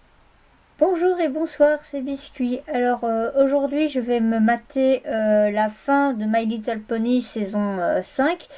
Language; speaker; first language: French; native; French